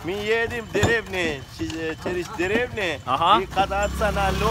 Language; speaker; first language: Russian; non-native, learner; Sinhala